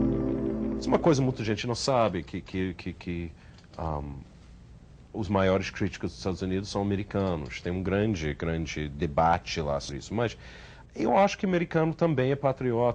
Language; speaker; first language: Portuguese; non-native, fluent; English